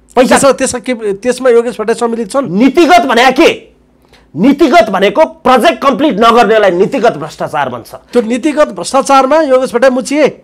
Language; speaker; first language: Nepali; native; Nepali